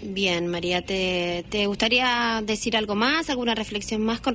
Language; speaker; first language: Spanish; native; Spanish